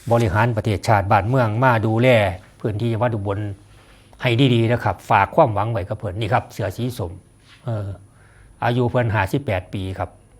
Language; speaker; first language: Thai; non-native, local second language; Northeastern Thai